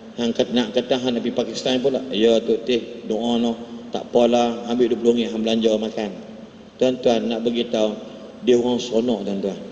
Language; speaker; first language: Malay; native; Malay